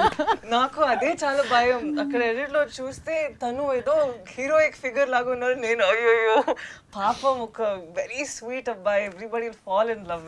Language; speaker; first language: Telugu; non-native, learner; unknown